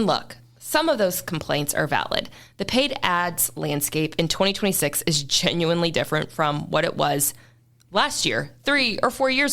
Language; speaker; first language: English; native; English